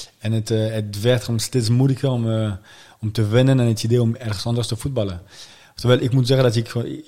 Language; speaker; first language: Dutch; non-native, fluent; French